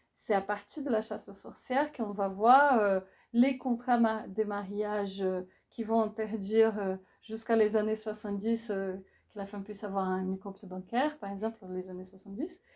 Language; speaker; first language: French; non-native, fluent; Portuguese